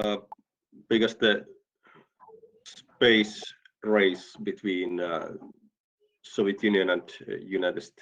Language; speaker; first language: English; non-native, fluent; Finnish